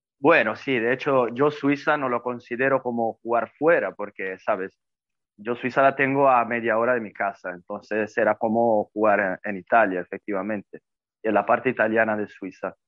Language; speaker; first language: Spanish; non-native, fluent; Italian